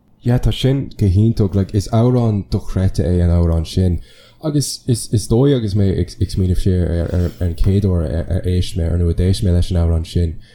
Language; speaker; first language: Irish; non-native, local second language; English